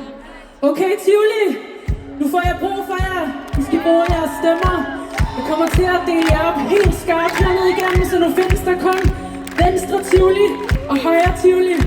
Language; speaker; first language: Danish; native; Danish